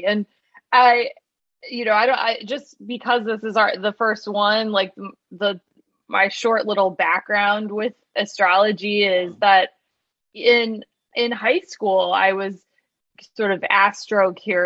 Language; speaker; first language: English; native; English